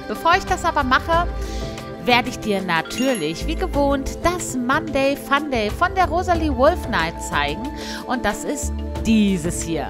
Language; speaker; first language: German; native; German